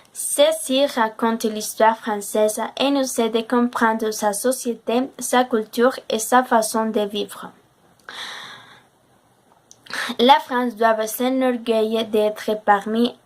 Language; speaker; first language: French; non-native, learner; Spanish